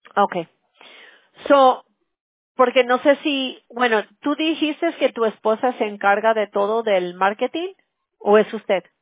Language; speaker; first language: Spanish; early bilingual, heritage; Spanish